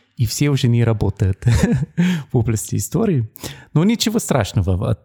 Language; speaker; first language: Russian; non-native, fluent; German